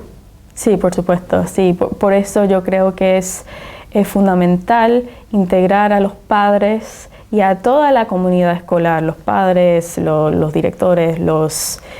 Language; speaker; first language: Spanish; early bilingual, heritage; Spanish